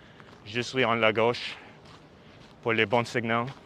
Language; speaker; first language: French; non-native, learner; English